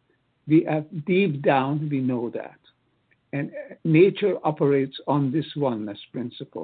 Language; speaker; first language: English; non-native, fluent; Hungarian